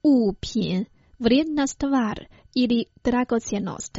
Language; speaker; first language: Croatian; non-native, fluent; Chinese